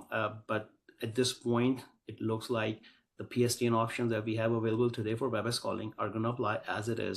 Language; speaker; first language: English; native; English